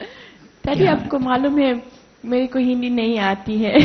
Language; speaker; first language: Hindi; non-native, learner; English